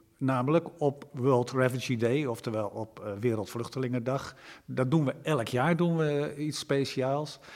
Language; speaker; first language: Dutch; native; Dutch